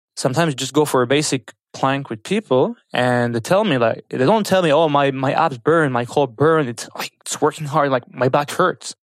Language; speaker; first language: English; non-native, fluent; French